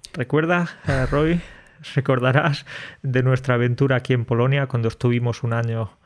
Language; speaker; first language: Spanish; native; Spanish